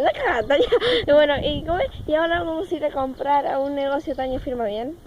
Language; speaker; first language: Spanish; native; Spanish